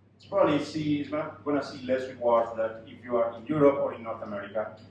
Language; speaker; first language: English; non-native, fluent; Spanish